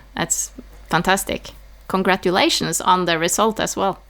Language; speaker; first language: English; early bilingual, other home language; Dutch